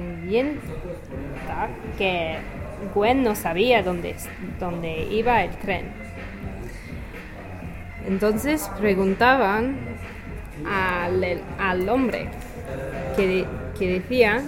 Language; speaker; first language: Spanish; non-native, learner; English